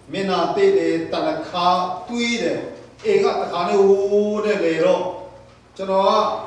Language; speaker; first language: Burmese; non-native, local second language; Tedim Chin